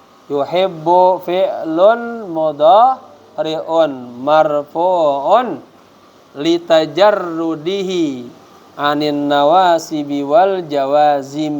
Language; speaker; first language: Arabic; non-native, fluent; Indonesian